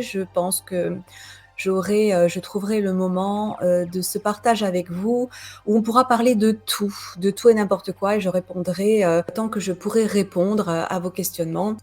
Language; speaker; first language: French; native; French